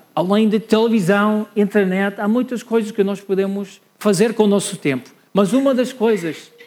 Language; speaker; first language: Portuguese; non-native, learner; English